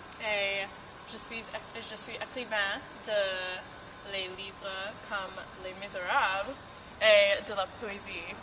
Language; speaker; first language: French; non-native, learner; English